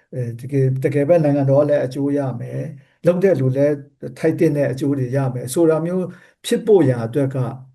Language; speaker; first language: Burmese; non-native, local second language; Kachin